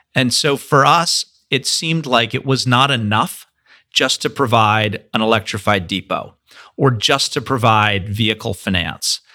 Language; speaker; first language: English; native; English